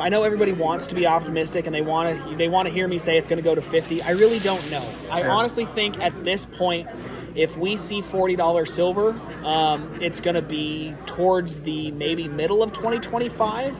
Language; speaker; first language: English; native; English